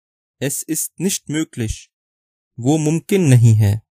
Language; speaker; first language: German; non-native, fluent; Urdu